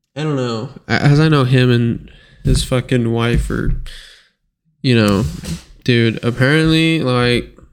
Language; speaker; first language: English; native; English